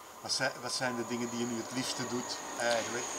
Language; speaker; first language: Dutch; native; Dutch